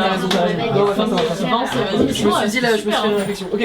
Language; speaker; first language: French; native; French